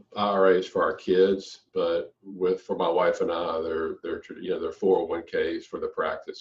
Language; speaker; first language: English; native; English